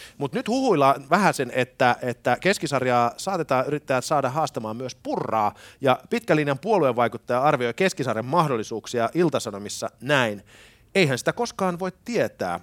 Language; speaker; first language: Finnish; native; Finnish